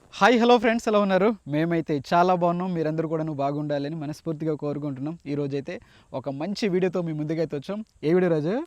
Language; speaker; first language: Telugu; native; Telugu